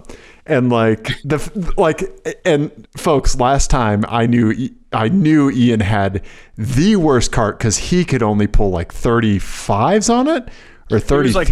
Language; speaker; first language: English; native; English